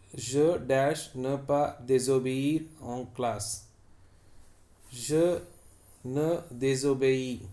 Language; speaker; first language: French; non-native, fluent; Tamil